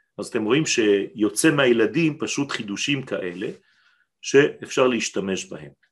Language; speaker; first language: Hebrew; non-native, fluent; French